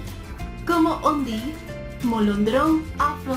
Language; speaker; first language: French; non-native, learner; Spanish